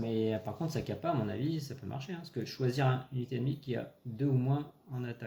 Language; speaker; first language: French; native; French